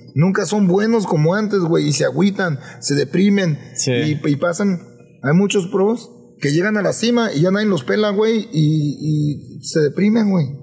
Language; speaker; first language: Spanish; early bilingual, heritage; Spanish